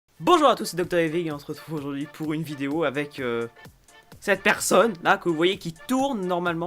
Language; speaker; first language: French; native; French